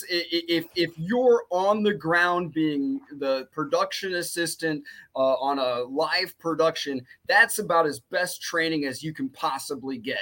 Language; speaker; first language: English; native; English